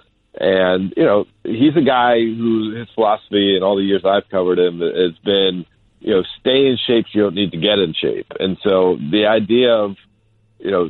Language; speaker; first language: English; native; English